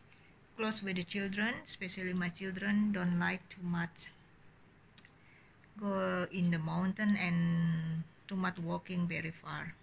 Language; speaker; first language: English; non-native, learner; Indonesian